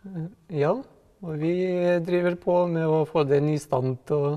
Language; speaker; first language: Norwegian; non-native, fluent; Russian